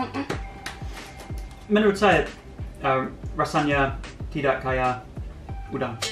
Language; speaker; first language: Indonesian; non-native, learner; English